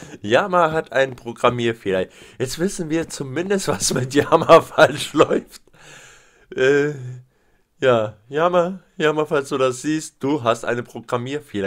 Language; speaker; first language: German; native; German